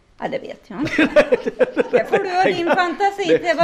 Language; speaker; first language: Swedish; native; Swedish